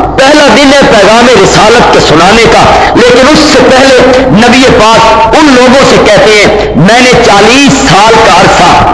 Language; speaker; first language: Urdu; non-native, local second language; Punjabi